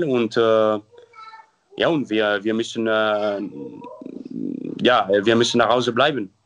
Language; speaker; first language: German; non-native, local second language; French